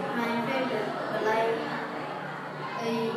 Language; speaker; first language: English; non-native, learner; Vietnamese